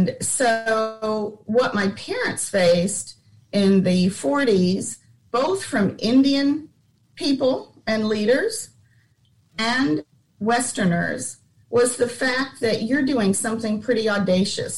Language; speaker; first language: English; native; English